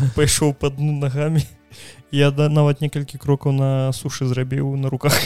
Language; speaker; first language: Belarusian; non-native, local second language; Russian